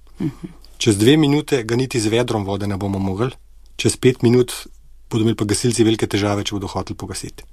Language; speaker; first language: Slovenian; native; Slovenian